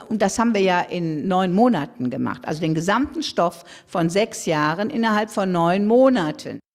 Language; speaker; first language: German; native; German